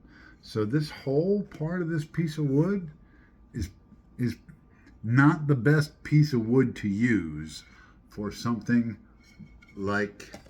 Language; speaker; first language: English; native; English